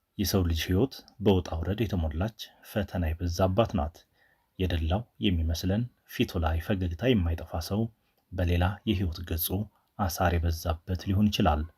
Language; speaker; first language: Amharic; native; Amharic